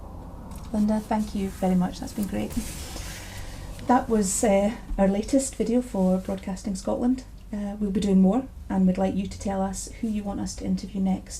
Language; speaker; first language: English; native; English